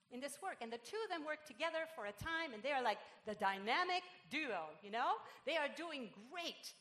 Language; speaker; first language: English; non-native, fluent; Spanish